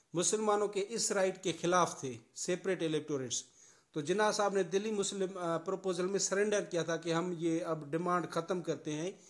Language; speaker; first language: Urdu; non-native, local second language; Sindhi